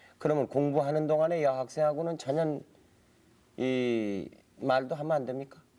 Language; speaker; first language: Korean; native; Korean